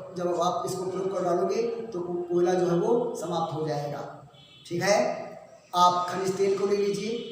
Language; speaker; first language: Hindi; native; Hindi